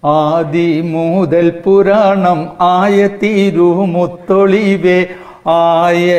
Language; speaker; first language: Malayalam; native; Malayalam